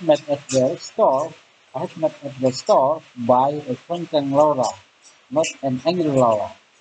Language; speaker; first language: English; non-native, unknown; Indonesian